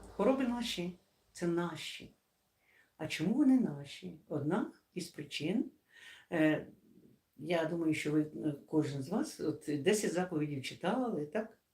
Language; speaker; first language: Ukrainian; non-native, local second language; Russian